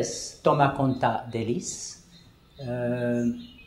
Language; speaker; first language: Portuguese; non-native, learner; French